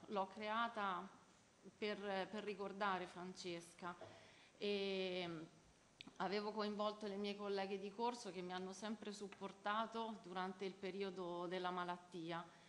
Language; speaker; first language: Italian; native; Italian